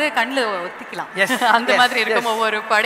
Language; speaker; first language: Tamil; native; Tamil